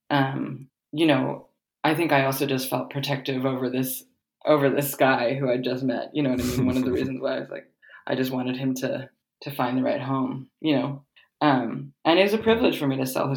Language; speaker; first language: English; native; English